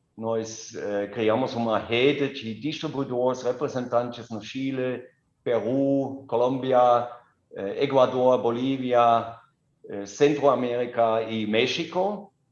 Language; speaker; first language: Portuguese; non-native, fluent; German